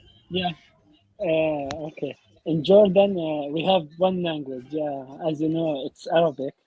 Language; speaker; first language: English; non-native, learner; Arabic